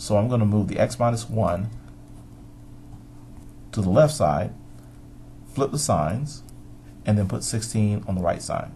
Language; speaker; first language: English; native; English